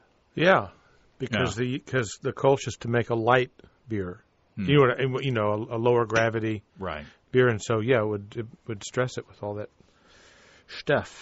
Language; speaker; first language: English; native; English